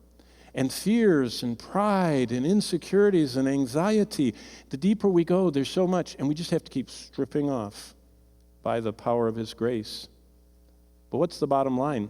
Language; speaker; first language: English; native; English